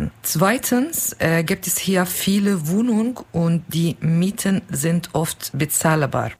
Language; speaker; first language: German; non-native, learner; Kurdish